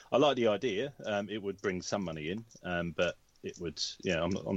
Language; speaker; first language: English; native; English